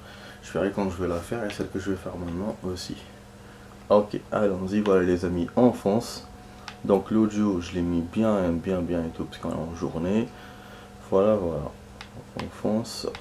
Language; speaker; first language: French; native; French